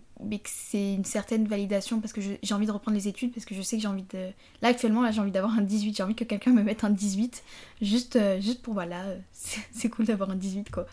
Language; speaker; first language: French; native; French